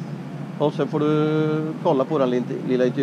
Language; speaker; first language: Swedish; native; Swedish